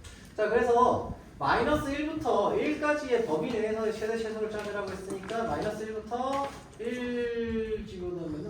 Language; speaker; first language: Korean; native; Korean